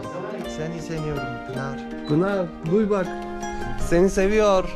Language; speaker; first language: Turkish; native; Turkish